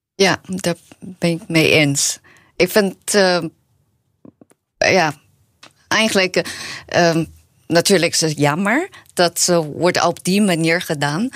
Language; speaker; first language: Dutch; non-native, learner; Chinese